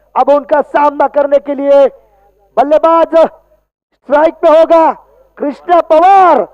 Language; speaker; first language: Hindi; non-native, local second language; Marathi